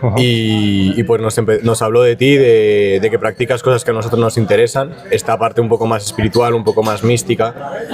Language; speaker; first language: Spanish; native; Spanish